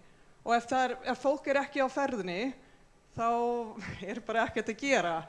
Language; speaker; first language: Icelandic; non-native, fluent; English